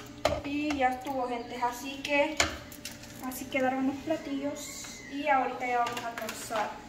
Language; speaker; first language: Spanish; native; Spanish